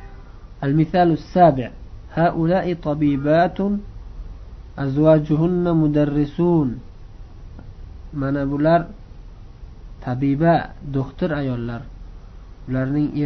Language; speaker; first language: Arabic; non-native, fluent; Uzbek